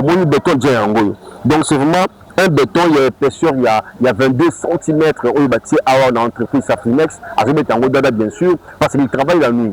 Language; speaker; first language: French; non-native, local second language; Lingala